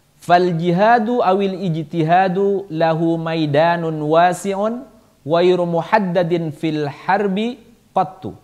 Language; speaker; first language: Arabic; non-native, fluent; Indonesian